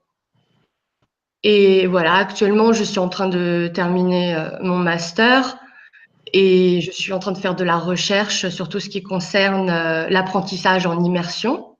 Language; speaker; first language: French; native; French